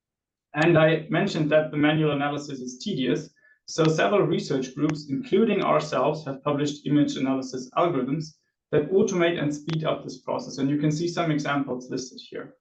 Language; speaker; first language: English; non-native, fluent; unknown